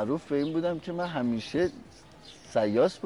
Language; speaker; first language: Persian; native; Persian